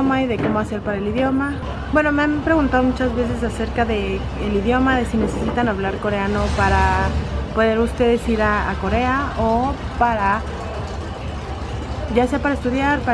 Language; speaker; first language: Spanish; native; Spanish